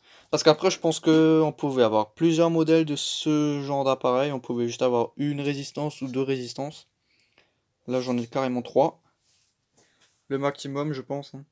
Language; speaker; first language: French; native; French